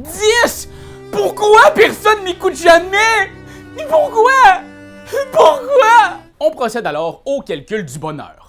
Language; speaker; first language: French; native; French